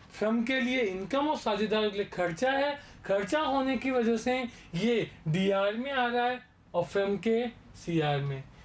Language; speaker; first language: Hindi; native; Hindi